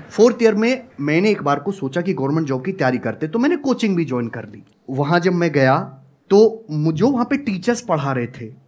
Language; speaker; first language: Hindi; native; Hindi